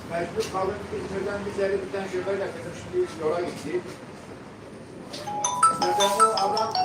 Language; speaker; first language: Turkish; native; Turkish